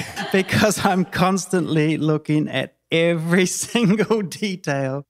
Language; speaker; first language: English; native; English